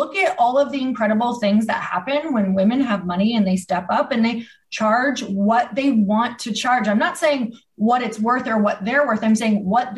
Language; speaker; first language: English; native; English